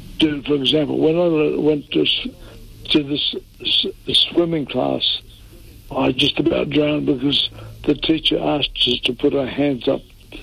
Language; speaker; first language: English; non-native, local second language; Italian